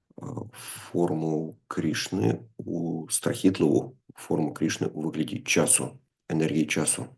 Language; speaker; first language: Ukrainian; non-native, local second language; Russian